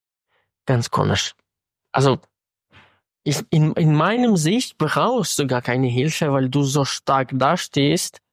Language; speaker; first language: German; non-native, fluent; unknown